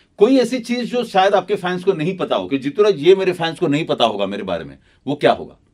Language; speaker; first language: Hindi; native; Hindi